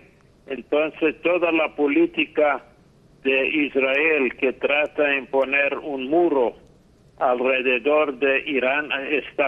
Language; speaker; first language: Spanish; non-native, fluent; English